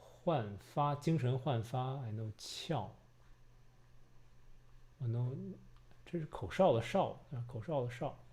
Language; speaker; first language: Chinese; non-native, fluent; English